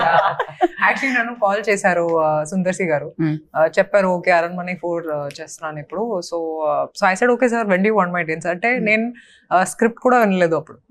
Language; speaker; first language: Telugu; non-native, fluent; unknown